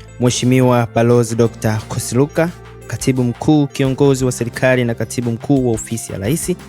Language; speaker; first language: Swahili; native; Swahili